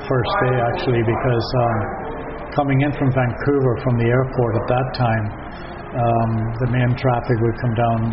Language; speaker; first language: English; native; English